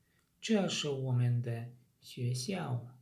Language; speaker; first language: Chinese; non-native, learner; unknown